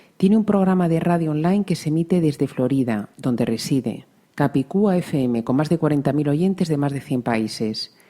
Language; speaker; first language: Spanish; native; Spanish